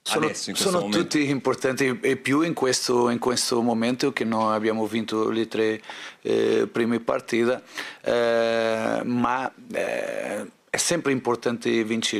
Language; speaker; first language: Italian; non-native, fluent; Portuguese